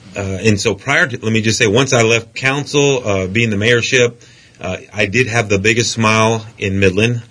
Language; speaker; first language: English; native; English